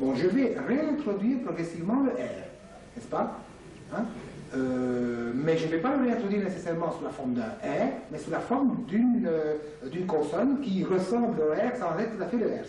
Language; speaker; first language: French; native; French